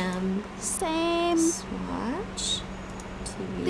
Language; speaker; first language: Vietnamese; non-native, learner; English